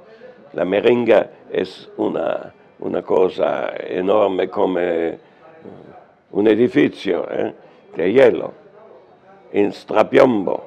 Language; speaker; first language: Spanish; non-native, learner; German